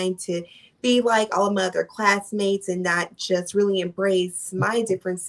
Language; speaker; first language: English; native; English